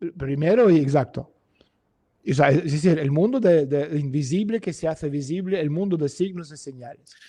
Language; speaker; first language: Spanish; non-native, fluent; Russian